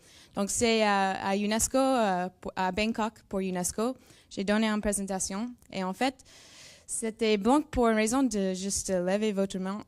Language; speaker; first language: French; non-native, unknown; English